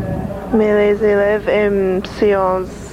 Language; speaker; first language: French; non-native, learner; English